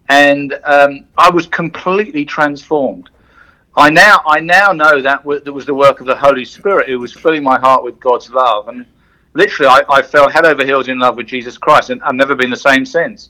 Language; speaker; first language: English; native; English